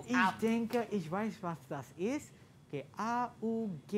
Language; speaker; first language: German; non-native, learner; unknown